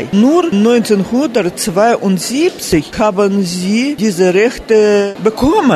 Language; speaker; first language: German; non-native, fluent; Russian